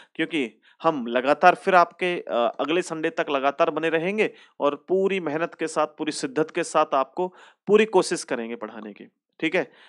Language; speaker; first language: Hindi; native; Hindi